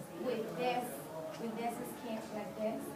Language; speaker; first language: English; non-native, learner; Spanish